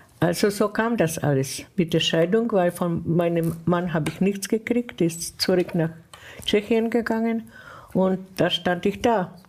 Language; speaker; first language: German; non-native, fluent; Czech